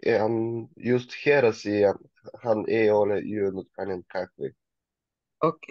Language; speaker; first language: Finnish; non-native, learner; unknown